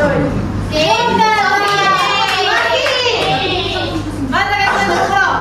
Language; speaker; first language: Arabic; non-native, learner; Malay